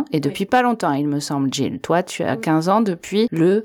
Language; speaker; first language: French; native; French